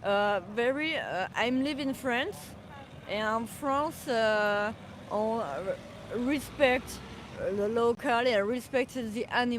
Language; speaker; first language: English; non-native, learner; French